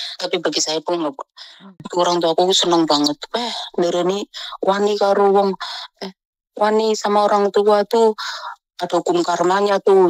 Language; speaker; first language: Indonesian; non-native, local second language; Javanese